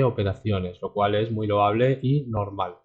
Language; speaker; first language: Spanish; native; Spanish